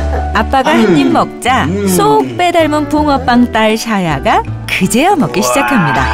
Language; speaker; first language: Korean; native; Korean